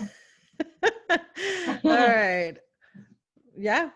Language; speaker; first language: English; early bilingual, other home language; Spanish